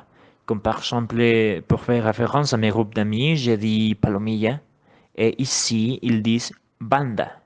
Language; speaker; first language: French; non-native, learner; Spanish